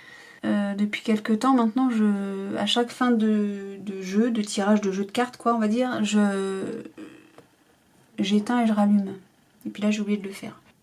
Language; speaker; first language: French; native; French